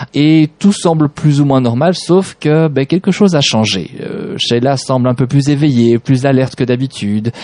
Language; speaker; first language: French; native; French